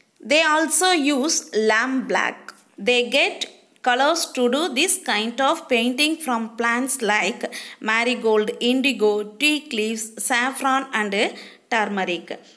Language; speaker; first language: English; non-native, local second language; Tamil